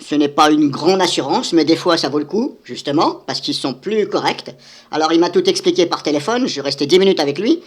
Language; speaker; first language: French; native; French